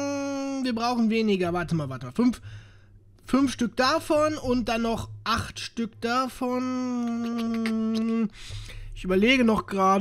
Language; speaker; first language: German; native; German